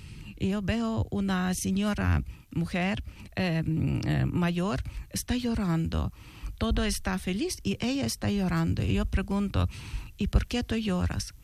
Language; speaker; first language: Spanish; non-native, learner; Ukrainian